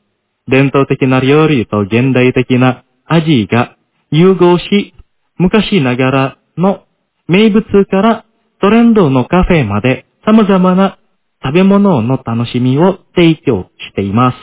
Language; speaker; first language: Japanese; non-native, fluent; Indonesian